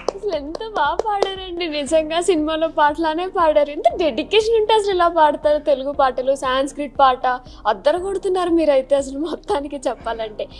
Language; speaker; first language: Telugu; native; Telugu